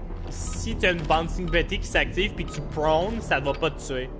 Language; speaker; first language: French; native; French